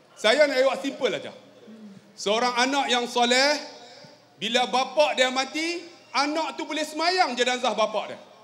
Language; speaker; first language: Malay; native; Malay